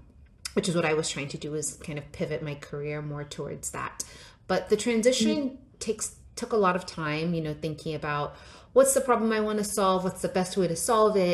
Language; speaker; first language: English; non-native, local second language; Yoruba